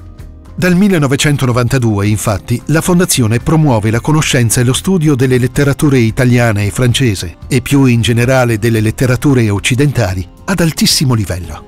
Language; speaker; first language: Italian; native; Italian